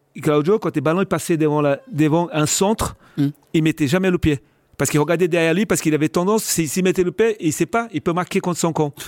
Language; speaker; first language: French; non-native, fluent; Portuguese